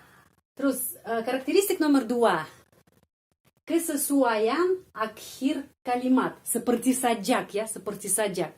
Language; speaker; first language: Indonesian; non-native, fluent; Russian